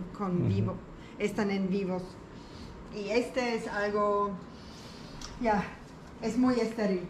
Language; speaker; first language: Spanish; non-native, learner; German